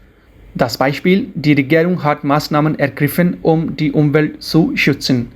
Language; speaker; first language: German; non-native, fluent; Hindi